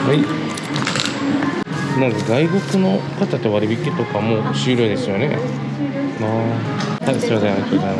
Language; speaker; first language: Japanese; non-native, learner; Korean